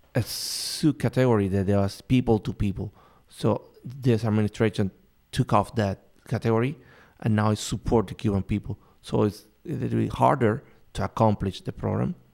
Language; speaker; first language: English; non-native, learner; Spanish